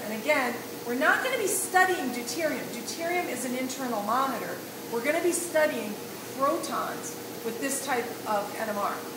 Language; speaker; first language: English; native; English